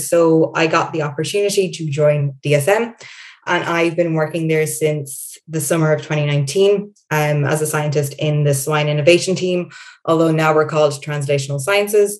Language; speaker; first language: English; native; English